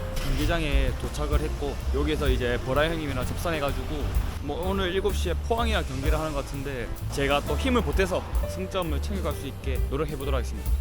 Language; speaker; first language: Korean; native; Korean